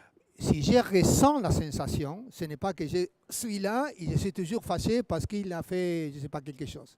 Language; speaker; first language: French; non-native, fluent; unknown